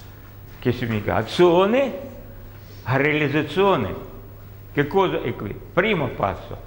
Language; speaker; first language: Italian; non-native, learner; Russian